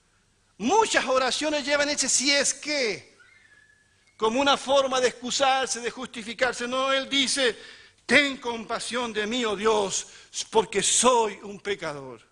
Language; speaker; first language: Spanish; native; Spanish